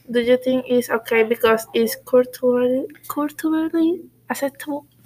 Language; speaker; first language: English; non-native, learner; Spanish